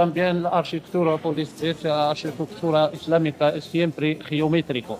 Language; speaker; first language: Spanish; non-native, learner; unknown